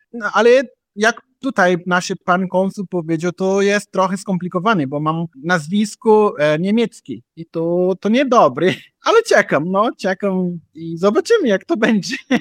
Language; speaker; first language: Polish; non-native, learner; Portuguese